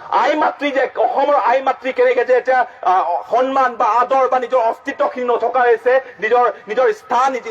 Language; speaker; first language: Assamese; non-native, local second language; Karbi